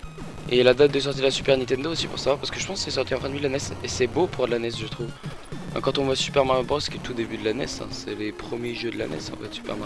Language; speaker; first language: French; native; French